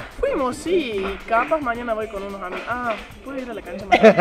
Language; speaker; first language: Spanish; non-native, learner; German